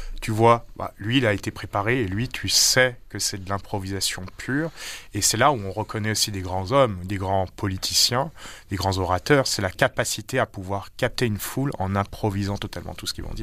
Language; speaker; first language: French; native; French